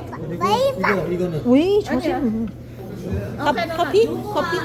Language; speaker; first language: Korean; non-native, learner; Thai